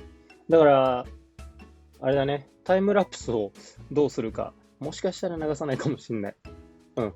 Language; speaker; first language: Japanese; native; Japanese